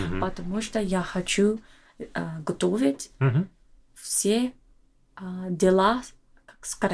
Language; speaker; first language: Russian; non-native, learner; English